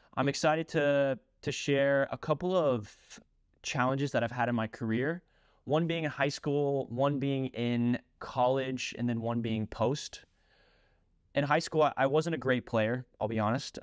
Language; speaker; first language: English; native; English